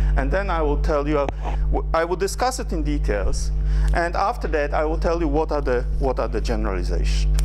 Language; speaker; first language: English; non-native, fluent; Polish